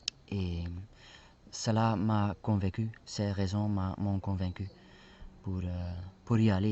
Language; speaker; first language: French; non-native, fluent; Spanish